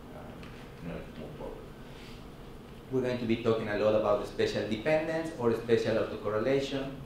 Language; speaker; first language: English; non-native, fluent; Spanish